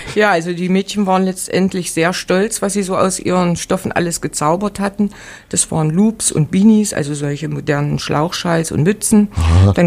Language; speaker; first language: German; native; German